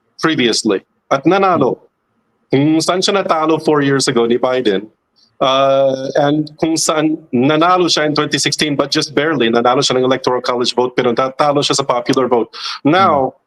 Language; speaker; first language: Filipino; early bilingual, other home language; English